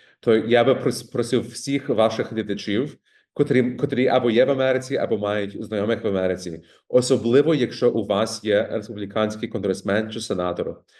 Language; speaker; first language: Ukrainian; early bilingual, heritage; Ukrainian